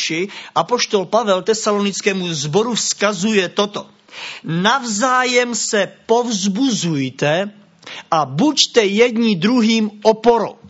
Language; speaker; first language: Czech; native; Czech